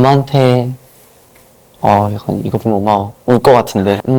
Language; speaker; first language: Korean; non-native, fluent; Japanese